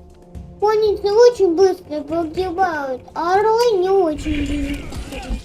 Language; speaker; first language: Russian; native; Russian